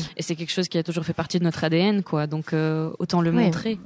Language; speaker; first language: French; non-native, local second language; Arabic